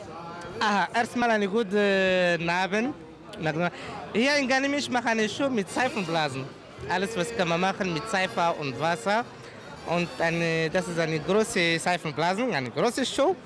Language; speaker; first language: German; non-native, learner; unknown